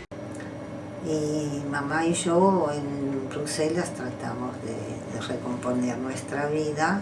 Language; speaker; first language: Spanish; non-native, fluent; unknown